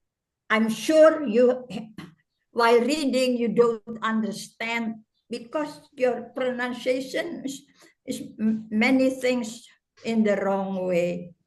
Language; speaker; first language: English; non-native, fluent; Indonesian